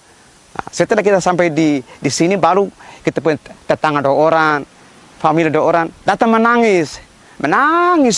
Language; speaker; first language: Indonesian; non-native, local second language; Tetum